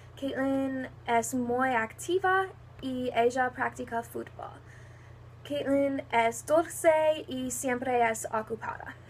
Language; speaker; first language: Spanish; non-native, learner; English